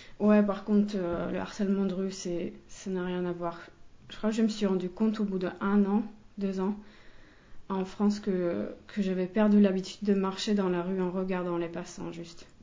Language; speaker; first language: French; non-native, fluent; Finnish